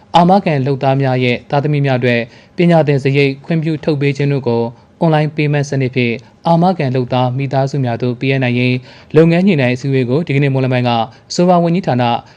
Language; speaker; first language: Burmese; native; Burmese